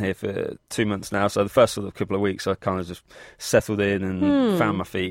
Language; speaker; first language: English; native; English